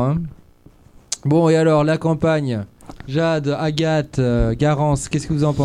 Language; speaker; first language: French; native; French